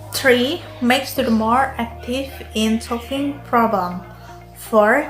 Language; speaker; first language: English; non-native, learner; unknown